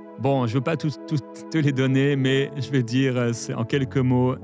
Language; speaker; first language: French; native; French